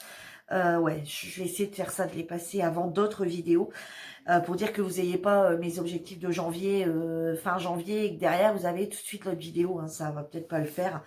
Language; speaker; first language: French; native; French